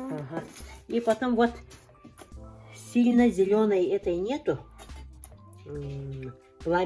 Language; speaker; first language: Russian; non-native, local second language; Yakut